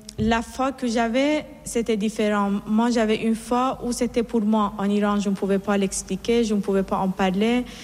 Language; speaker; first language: French; non-native, fluent; Assyrian Neo-Aramaic